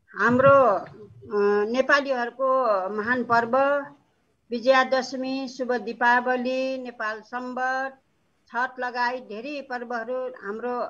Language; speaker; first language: Nepali; non-native, local second language; Newari